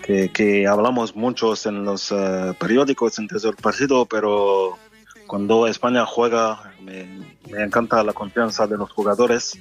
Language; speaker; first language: Spanish; non-native, fluent; French